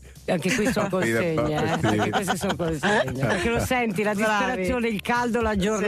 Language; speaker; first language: Italian; native; Italian